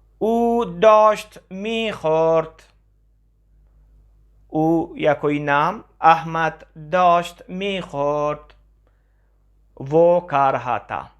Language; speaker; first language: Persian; non-native, fluent; Urdu